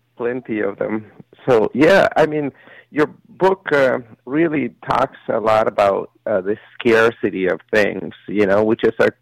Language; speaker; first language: English; early bilingual, other home language; Spanish